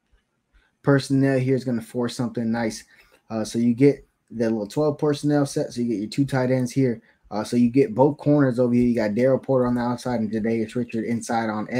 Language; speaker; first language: English; native; English